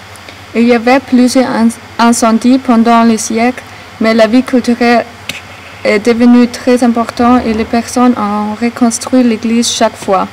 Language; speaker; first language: French; non-native, learner; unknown